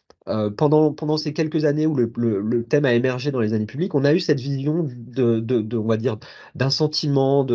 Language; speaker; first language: French; native; French